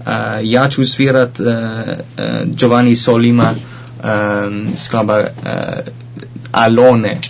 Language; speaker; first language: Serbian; non-native, learner; Dutch